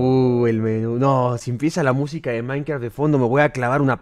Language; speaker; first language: Spanish; native; Spanish